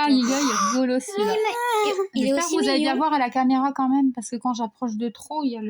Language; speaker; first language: French; native; French